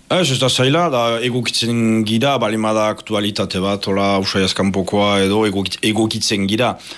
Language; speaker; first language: Basque; native; Basque